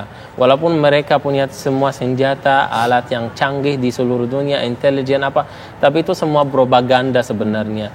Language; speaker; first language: Indonesian; non-native, fluent; Arabic